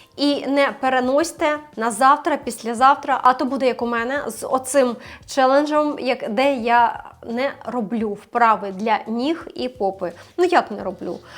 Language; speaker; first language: Ukrainian; non-native, local second language; Russian